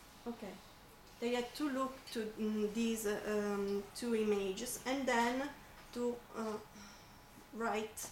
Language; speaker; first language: English; non-native, fluent; Italian